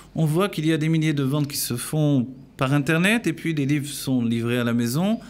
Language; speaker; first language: French; native; French